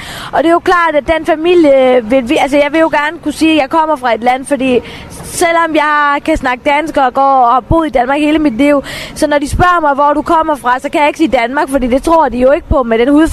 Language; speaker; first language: Danish; early bilingual, other home language; Tamil